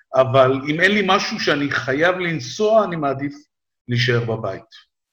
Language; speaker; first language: Hebrew; native; Hebrew